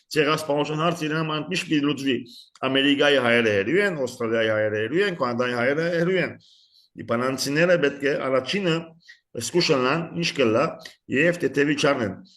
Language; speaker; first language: Armenian; early bilingual, heritage; Armenian